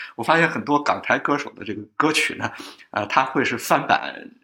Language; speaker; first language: Chinese; native; Chinese